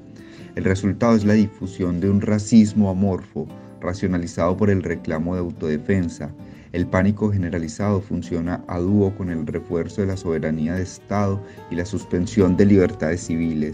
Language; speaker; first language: Spanish; native; Spanish